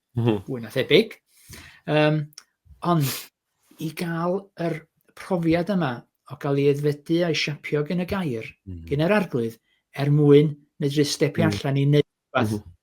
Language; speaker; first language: Welsh; native; Welsh